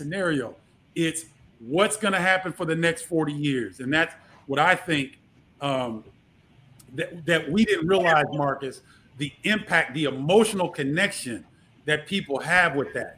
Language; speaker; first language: English; native; English